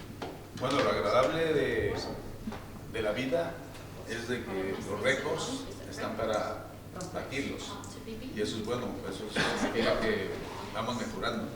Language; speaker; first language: Spanish; native; Spanish